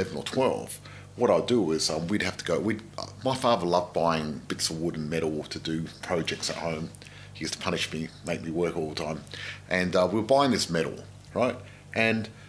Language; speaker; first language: English; non-native, local second language; Macedonian